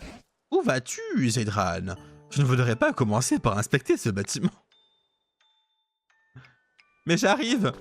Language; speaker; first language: French; native; French